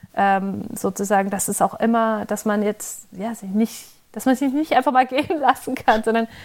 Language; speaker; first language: German; native; German